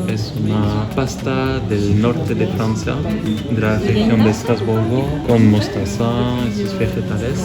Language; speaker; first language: Spanish; non-native, fluent; French